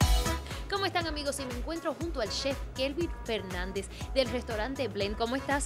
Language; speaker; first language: Spanish; native; Spanish